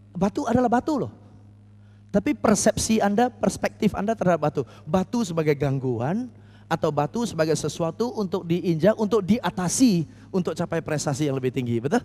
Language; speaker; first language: Indonesian; non-native, fluent; English